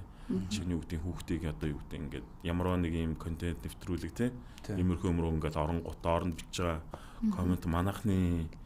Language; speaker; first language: Mongolian; native; Mongolian